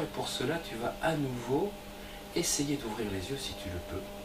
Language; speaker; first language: French; native; French